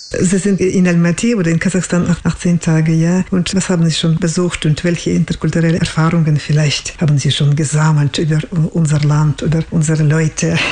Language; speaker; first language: German; non-native, fluent; Kazakh